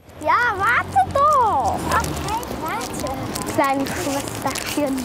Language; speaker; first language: German; early bilingual, other home language; Arabic